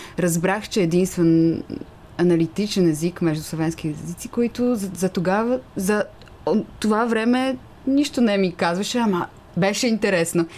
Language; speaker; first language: Bulgarian; non-native, fluent; Polish